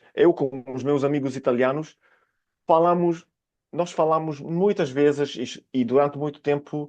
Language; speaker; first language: Portuguese; non-native, fluent; Italian